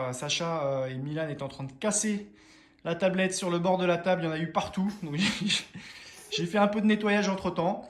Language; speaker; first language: French; native; French